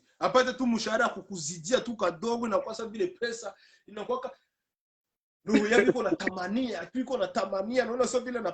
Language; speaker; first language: Swahili; native; Swahili